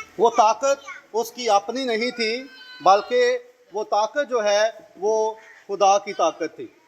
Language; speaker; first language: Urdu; non-native, local second language; Punjabi